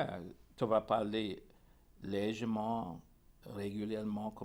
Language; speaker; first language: French; non-native, local second language; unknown